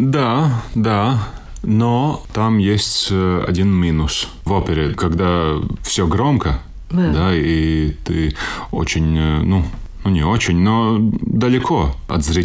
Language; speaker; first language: Russian; non-native, local second language; Latvian